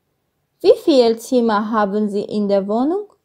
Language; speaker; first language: German; non-native, fluent; Armenian